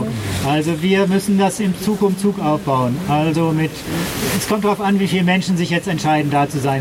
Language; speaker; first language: German; native; German